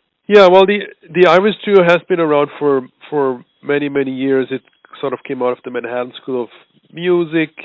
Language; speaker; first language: English; non-native, fluent; German